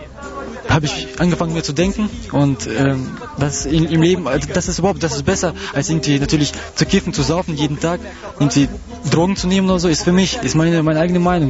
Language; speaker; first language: German; early bilingual, other home language; Russian